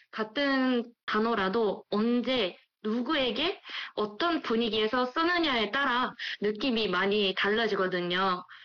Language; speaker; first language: Korean; non-native, fluent; Japanese